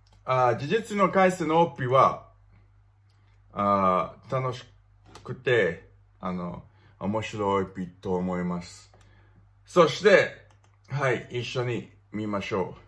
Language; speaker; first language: Japanese; non-native, learner; English